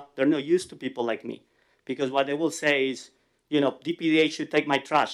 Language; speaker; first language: English; non-native, fluent; Spanish